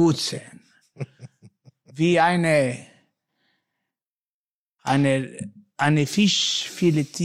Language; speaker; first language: German; non-native, learner; Italian